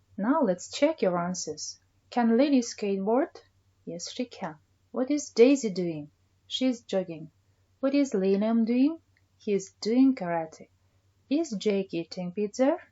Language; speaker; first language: English; non-native, fluent; Kazakh